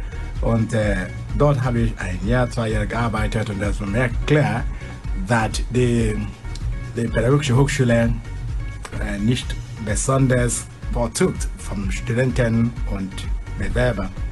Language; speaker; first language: German; non-native, fluent; Igbo